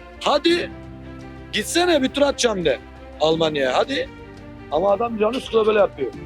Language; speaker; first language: Turkish; native; Turkish